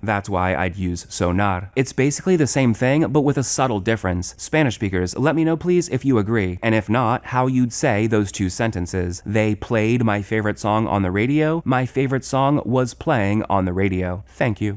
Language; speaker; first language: English; native; English